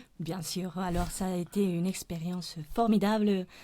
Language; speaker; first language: French; non-native, fluent; Spanish